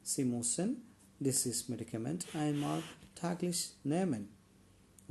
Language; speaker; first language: German; non-native, learner; Malayalam